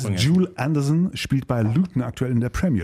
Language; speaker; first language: German; native; German